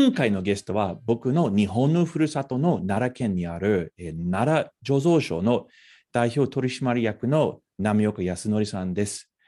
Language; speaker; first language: Japanese; non-native, fluent; English